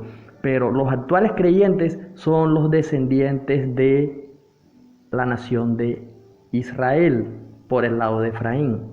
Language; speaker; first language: Spanish; native; Spanish